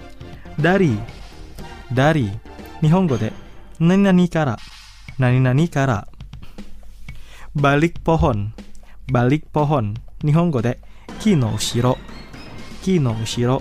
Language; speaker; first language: Japanese; non-native, fluent; Indonesian